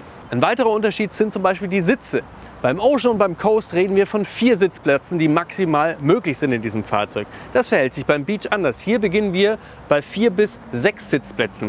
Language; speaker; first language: German; native; German